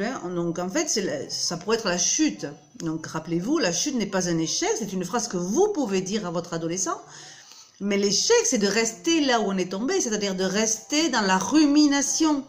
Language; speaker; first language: French; native; French